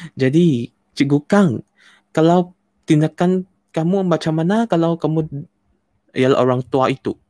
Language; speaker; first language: Malay; non-native, local second language; Chinese